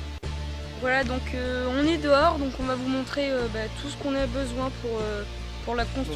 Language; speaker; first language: French; native; French